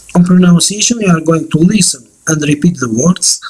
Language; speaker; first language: English; non-native, fluent; Albanian